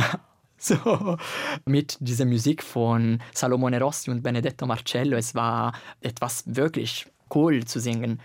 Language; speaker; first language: German; non-native, fluent; Italian